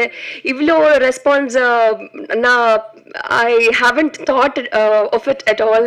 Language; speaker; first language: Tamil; non-native, learner; Telugu